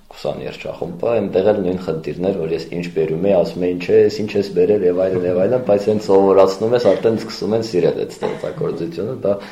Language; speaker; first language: Armenian; early bilingual, heritage; Armenian